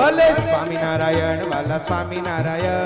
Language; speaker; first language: Hindi; non-native, local second language; Gujarati